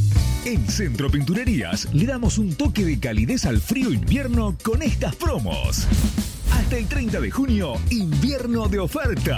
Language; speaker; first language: Spanish; native; Spanish